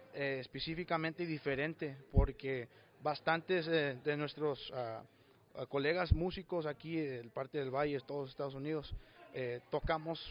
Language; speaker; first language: Spanish; early bilingual, heritage; Spanish